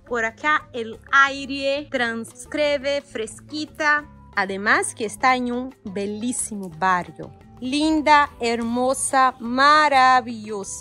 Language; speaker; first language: Spanish; non-native, learner; Portuguese